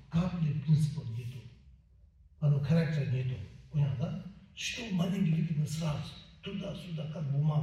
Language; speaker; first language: Russian; non-native, learner; Tibetan